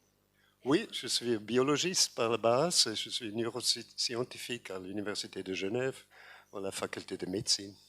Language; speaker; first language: French; non-native, fluent; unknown